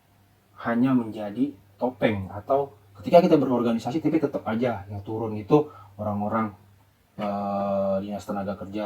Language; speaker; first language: Indonesian; native; Indonesian